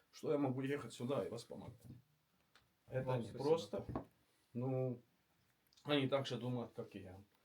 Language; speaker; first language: Russian; non-native, learner; Estonian